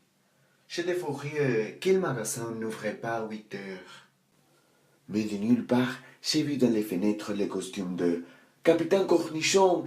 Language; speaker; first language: French; non-native, learner; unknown